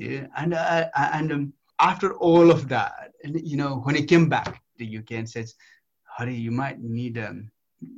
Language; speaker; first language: English; non-native, local second language; Nepali